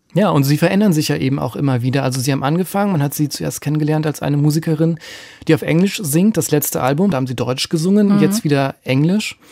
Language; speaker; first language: German; native; German